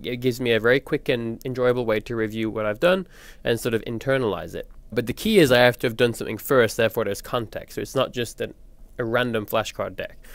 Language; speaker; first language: English; native; English